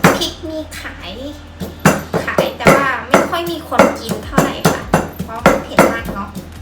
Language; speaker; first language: Thai; non-native, fluent; Japanese